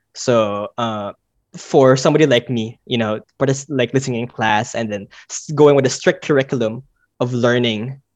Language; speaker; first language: English; non-native, local second language; Filipino